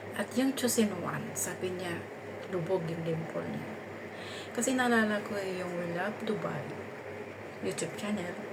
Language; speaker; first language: Filipino; non-native, local second language; Cebuano